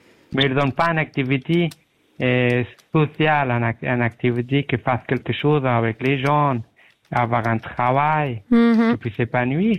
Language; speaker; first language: French; non-native, learner; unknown